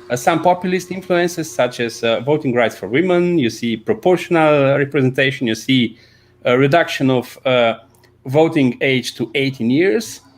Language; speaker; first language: English; non-native, fluent; Slovenian